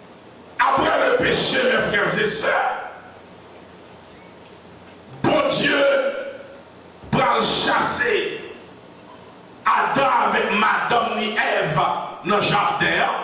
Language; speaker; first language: French; non-native, local second language; Haitian Creole